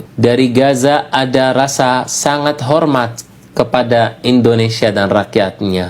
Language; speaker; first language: Indonesian; non-native, fluent; Arabic